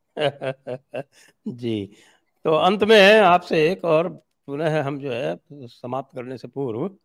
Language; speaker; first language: Hindi; native; Hindi